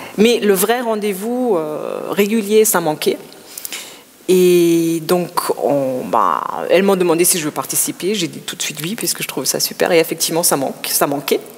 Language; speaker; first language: French; non-native, fluent; German